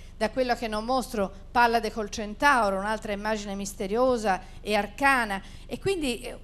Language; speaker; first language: Italian; native; Italian